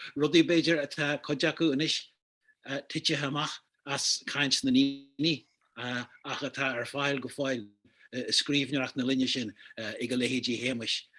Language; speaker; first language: Irish; native; Irish